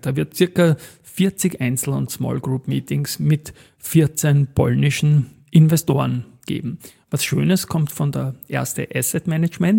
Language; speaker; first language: German; native; German